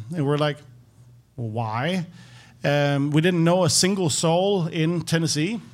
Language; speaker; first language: English; non-native, fluent; Danish